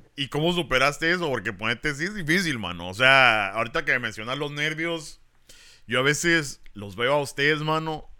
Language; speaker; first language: Spanish; native; Spanish